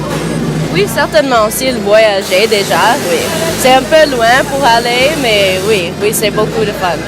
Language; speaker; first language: French; non-native, learner; English